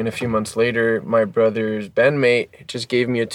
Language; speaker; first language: English; early bilingual, other home language; French